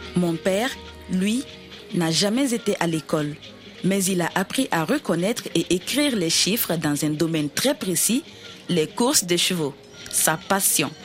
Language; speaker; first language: French; non-native, local second language; Dyula